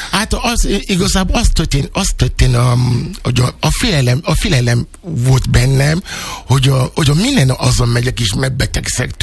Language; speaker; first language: Hungarian; non-native, fluent; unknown